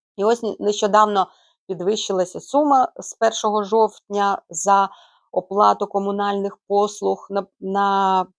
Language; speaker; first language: Ukrainian; native; Ukrainian